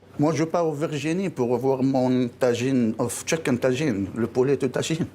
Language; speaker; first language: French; non-native, local second language; Arabic